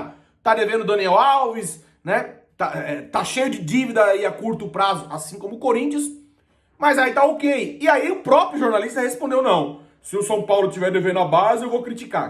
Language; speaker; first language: Portuguese; native; Portuguese